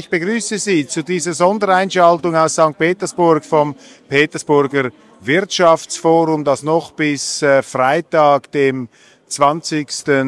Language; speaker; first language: German; native; German